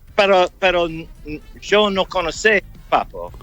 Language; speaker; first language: Spanish; non-native, learner; English